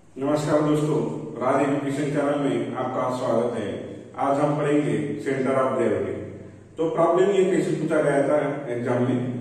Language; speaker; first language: Hindi; non-native, local second language; Marathi